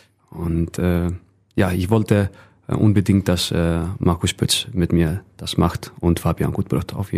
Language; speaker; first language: German; non-native, fluent; Icelandic